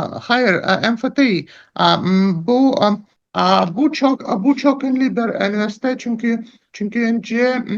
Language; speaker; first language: Turkish; non-native, learner; Russian